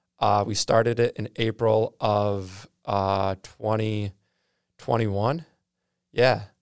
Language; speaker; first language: English; native; English